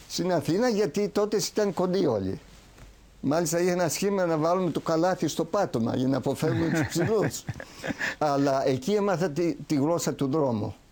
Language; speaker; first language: Greek; early bilingual, heritage; Greek